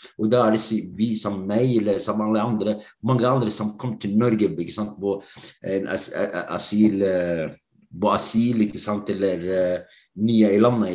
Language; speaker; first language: Norwegian; non-native, fluent; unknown